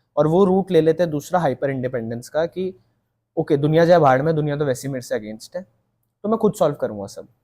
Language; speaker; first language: Hindi; native; Hindi